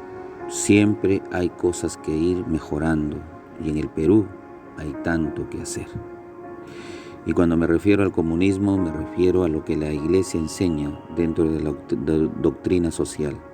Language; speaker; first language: Spanish; native; Spanish